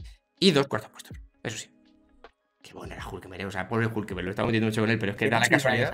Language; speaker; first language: Spanish; native; Spanish